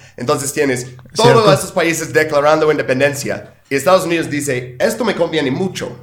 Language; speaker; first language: Spanish; non-native, fluent; English